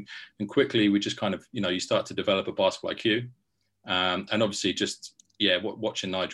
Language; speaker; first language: English; native; English